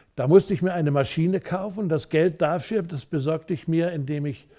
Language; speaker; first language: German; native; German